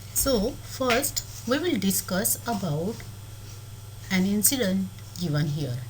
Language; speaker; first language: English; non-native, local second language; Marathi